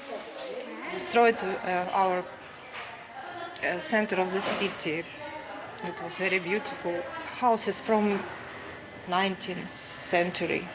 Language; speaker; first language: English; non-native, learner; Russian